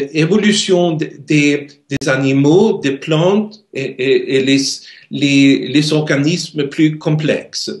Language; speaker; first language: French; non-native, learner; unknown